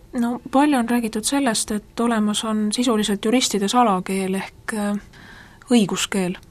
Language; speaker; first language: Estonian; native; Estonian